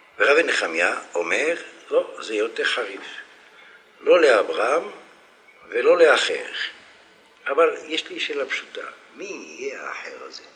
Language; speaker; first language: Hebrew; non-native, fluent; French